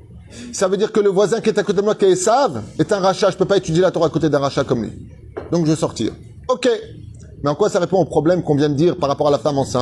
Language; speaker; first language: French; native; French